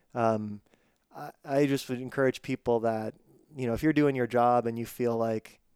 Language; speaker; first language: English; native; English